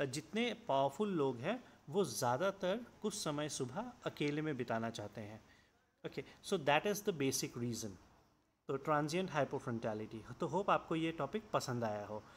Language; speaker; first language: Hindi; non-native, local second language; Assamese